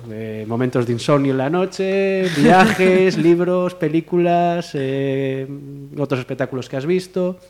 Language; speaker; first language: Spanish; native; Spanish